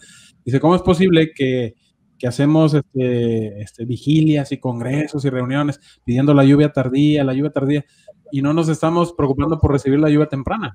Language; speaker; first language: Spanish; native; Spanish